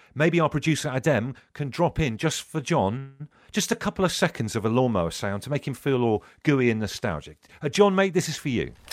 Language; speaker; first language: English; native; English